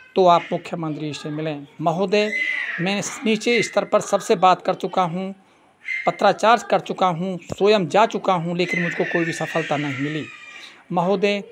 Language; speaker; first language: Hindi; native; Hindi